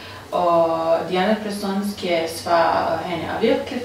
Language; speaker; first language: Danish; non-native, learner; Serbian